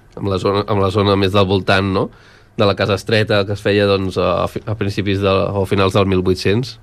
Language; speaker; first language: Catalan; native; Catalan